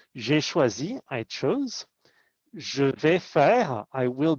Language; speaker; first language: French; non-native, fluent; English